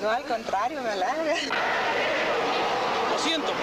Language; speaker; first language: Spanish; native; Spanish